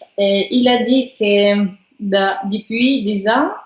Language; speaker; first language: French; non-native, learner; Russian